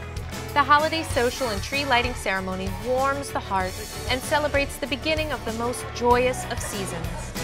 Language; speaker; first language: English; native; English